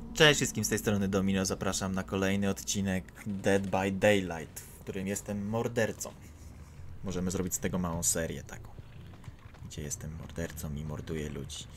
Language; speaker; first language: Polish; native; Polish